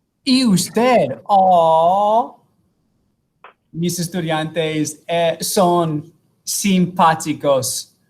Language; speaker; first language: Spanish; non-native, fluent; English